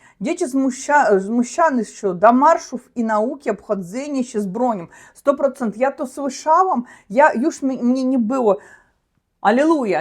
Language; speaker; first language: Polish; non-native, learner; Russian